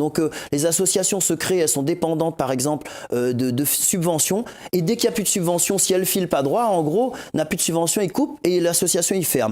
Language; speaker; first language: French; non-native, local second language; Réunion Creole French